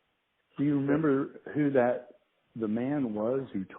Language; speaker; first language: English; native; English